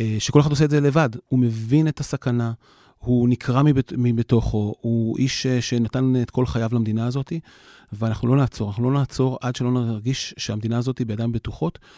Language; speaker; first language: Hebrew; native; Hebrew